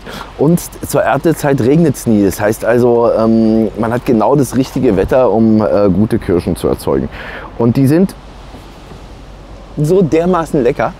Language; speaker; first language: German; native; German